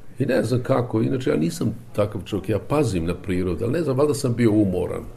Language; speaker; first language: Croatian; native; Croatian